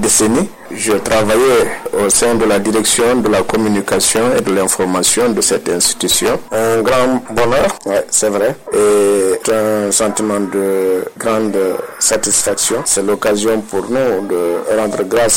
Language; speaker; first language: French; non-native, local second language; Fula